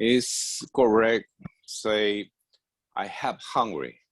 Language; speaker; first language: English; non-native, learner; Spanish